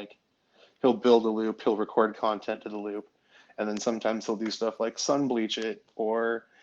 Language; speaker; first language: English; native; English